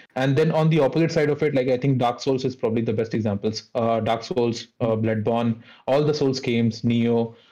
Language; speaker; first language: English; non-native, local second language; Hindi